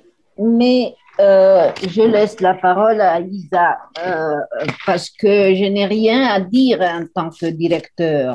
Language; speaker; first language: French; non-native, fluent; Italian